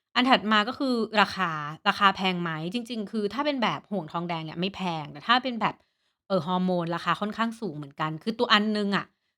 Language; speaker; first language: Thai; native; Thai